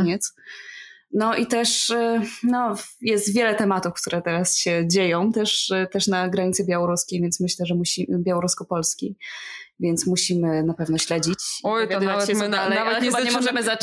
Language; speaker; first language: Polish; non-native, fluent; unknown